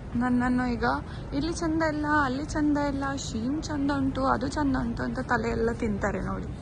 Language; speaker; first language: Kannada; non-native, local second language; Tulu